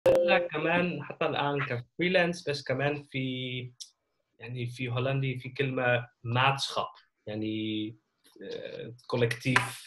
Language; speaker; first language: Arabic; non-native, learner; Dutch